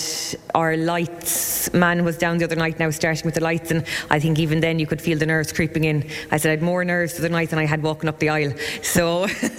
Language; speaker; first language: English; native; English